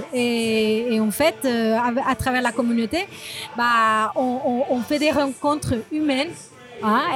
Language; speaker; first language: French; non-native, fluent; Spanish